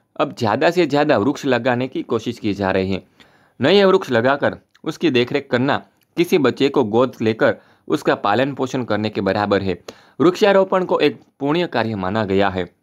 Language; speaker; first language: Hindi; non-native, local second language; Gujarati